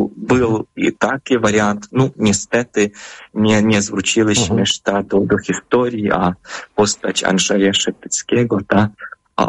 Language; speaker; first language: Polish; non-native, fluent; Ukrainian